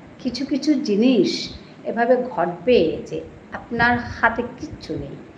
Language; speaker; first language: Bangla; non-native, local second language; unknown